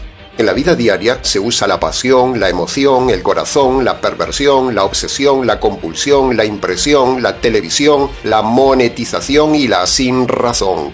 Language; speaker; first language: Spanish; native; Spanish